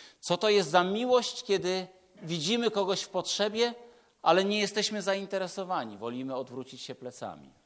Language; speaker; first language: Polish; native; Polish